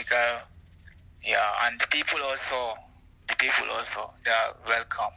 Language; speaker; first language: English; non-native, local second language; Fula